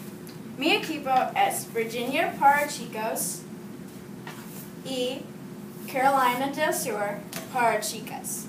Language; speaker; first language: Spanish; non-native, learner; English